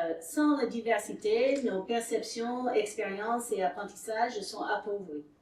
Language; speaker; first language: French; non-native, fluent; English